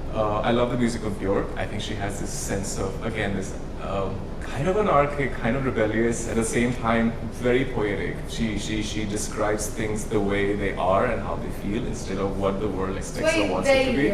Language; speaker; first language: English; non-native, local second language; Hindi